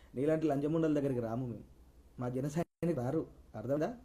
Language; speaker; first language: Telugu; native; Telugu